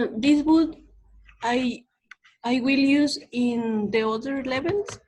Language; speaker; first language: English; non-native, learner; Spanish